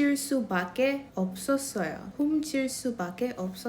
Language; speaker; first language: Korean; non-native, fluent; English